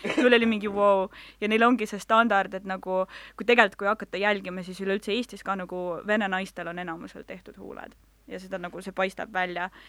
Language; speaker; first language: Estonian; non-native, local second language; Russian